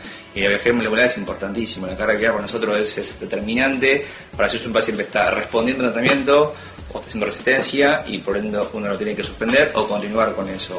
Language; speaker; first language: Spanish; native; Spanish